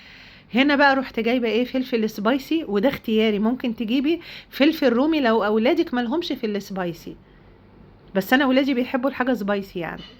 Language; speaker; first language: Arabic; native; Arabic